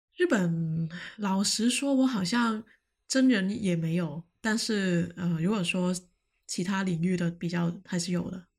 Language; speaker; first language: Chinese; non-native, local second language; Cantonese